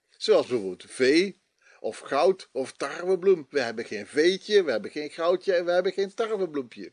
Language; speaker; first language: Dutch; native; Dutch